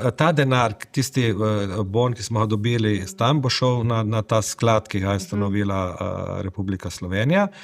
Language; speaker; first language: Slovenian; native; Slovenian